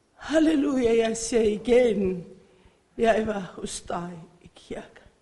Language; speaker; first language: Danish; non-native, learner; Persian